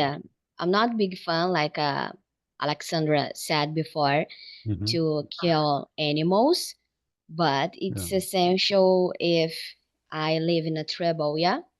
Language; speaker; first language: English; non-native, learner; Portuguese